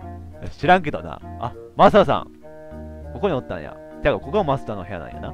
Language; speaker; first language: Japanese; native; Japanese